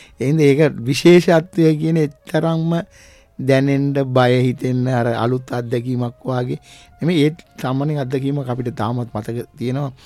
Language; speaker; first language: Sinhala; non-native, local second language; Tamil